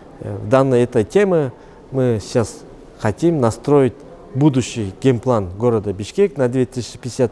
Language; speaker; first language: Russian; non-native, local second language; Kyrgyz